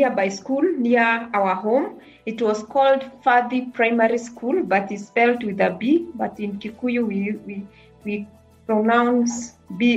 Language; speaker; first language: English; non-native, local second language; Kikuyu